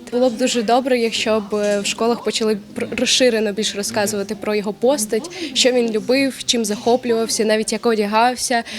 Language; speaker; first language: Ukrainian; native; Ukrainian